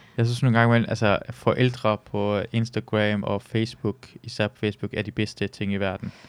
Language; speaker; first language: Danish; early bilingual, other home language; Persian